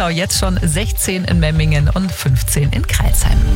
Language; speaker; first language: German; native; German